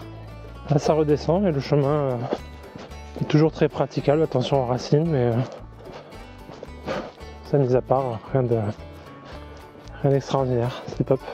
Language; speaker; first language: French; native; French